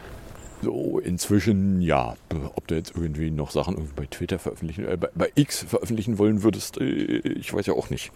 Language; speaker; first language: German; native; German